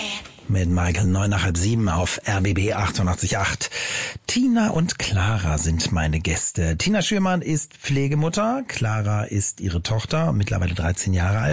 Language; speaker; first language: German; native; German